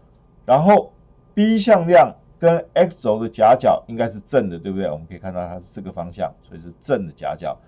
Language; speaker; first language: Chinese; native; Chinese